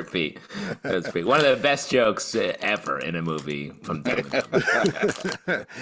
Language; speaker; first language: English; native; English